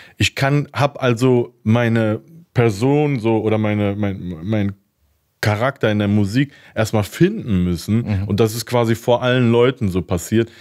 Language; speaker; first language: German; early bilingual, other home language; Turkish